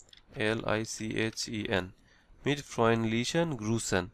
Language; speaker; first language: German; non-native, learner; Bangla